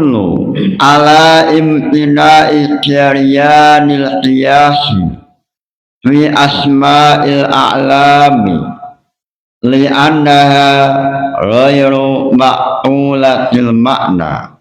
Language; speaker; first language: Arabic; non-native, fluent; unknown